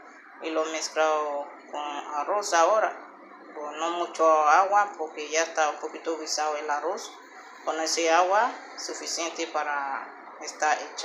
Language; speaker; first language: Spanish; non-native, learner; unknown